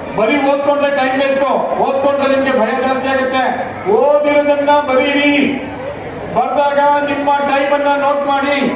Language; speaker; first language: Kannada; non-native, local second language; Urdu